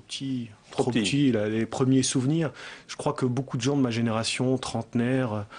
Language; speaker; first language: French; native; French